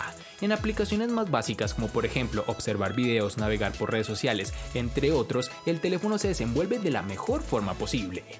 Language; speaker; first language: Spanish; native; Spanish